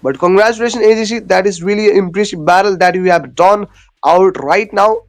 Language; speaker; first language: English; non-native, local second language; Nepali